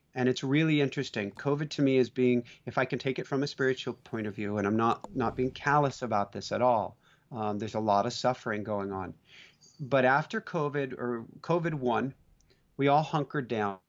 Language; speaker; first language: English; native; English